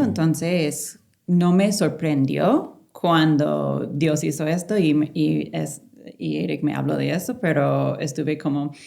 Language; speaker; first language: Spanish; non-native, fluent; English